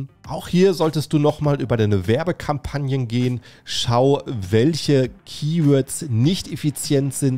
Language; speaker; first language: German; native; German